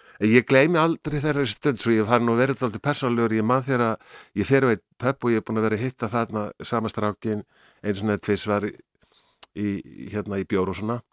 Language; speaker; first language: Icelandic; native; Icelandic